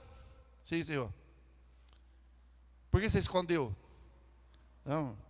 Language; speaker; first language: Portuguese; native; Portuguese